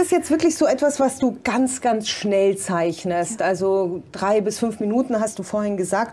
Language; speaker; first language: German; native; German